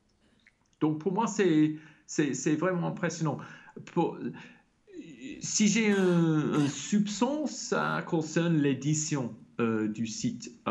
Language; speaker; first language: French; non-native, fluent; English